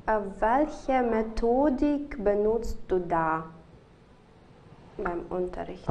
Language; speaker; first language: German; non-native, fluent; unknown